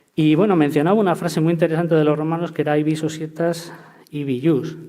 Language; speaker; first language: Spanish; native; Spanish